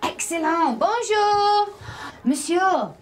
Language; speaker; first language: French; non-native, fluent; English